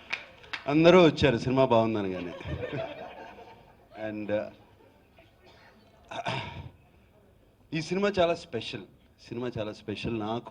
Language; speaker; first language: Telugu; native; Telugu